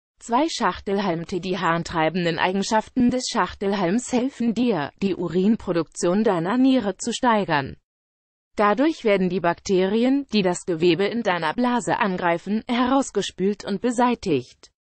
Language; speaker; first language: German; native; German